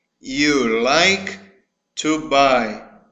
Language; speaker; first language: English; non-native, fluent; Portuguese